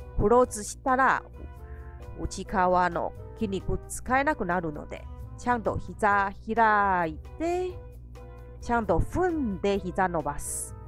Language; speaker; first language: Japanese; non-native, fluent; Chinese